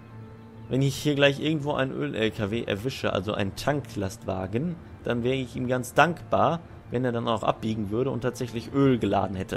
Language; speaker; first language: German; native; German